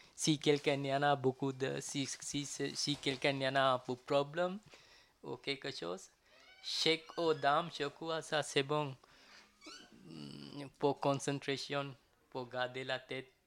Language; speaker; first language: French; non-native, learner; Tamil